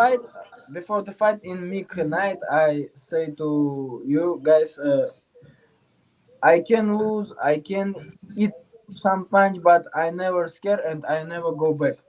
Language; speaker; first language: English; non-native, learner; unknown